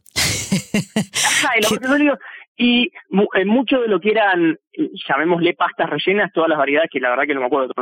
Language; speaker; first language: Spanish; native; Spanish